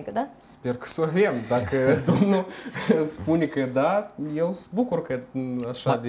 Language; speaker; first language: Romanian; non-native, local second language; Russian